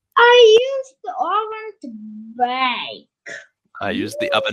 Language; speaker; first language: English; non-native, learner; Turkish